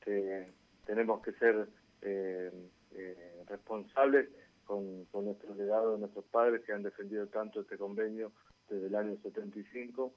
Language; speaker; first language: Spanish; native; Spanish